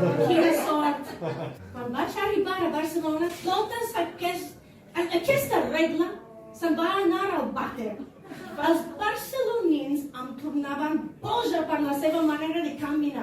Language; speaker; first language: Catalan; non-native, fluent; English